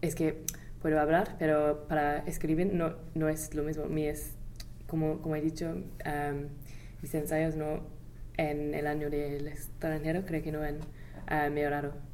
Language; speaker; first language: Spanish; non-native, fluent; English